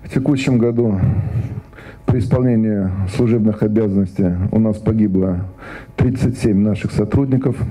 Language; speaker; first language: Russian; native; Russian